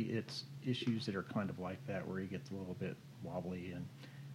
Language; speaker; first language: English; native; English